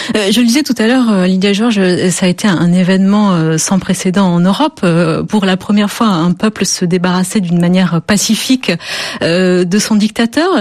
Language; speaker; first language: French; native; French